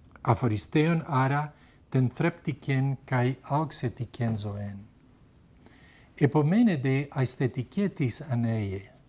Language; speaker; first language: Greek; non-native, fluent; Spanish